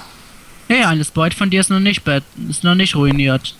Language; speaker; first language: German; native; German